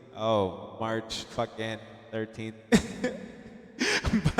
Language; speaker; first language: English; native; English